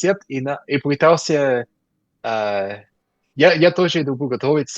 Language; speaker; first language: Russian; non-native, learner; English